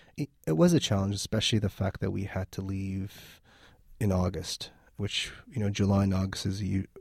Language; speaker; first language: English; early bilingual, other home language; Armenian